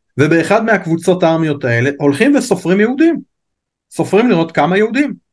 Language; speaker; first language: Hebrew; native; Hebrew